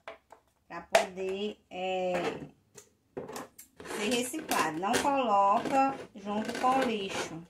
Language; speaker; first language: Portuguese; native; Portuguese